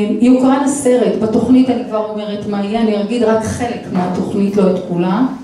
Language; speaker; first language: Hebrew; native; Hebrew